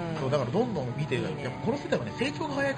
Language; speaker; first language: Japanese; native; Japanese